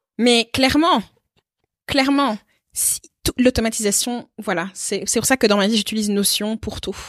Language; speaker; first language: French; native; French